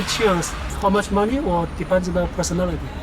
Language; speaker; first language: English; non-native, learner; Chinese